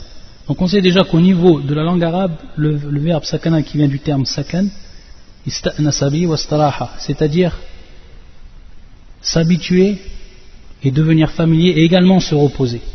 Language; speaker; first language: French; native; French